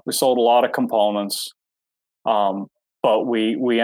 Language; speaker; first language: English; native; English